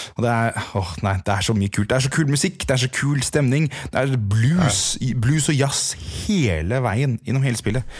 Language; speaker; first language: Norwegian; native; Norwegian